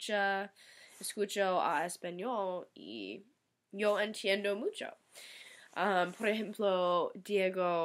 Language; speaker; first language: Spanish; non-native, learner; English